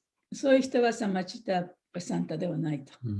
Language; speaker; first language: Japanese; native; Japanese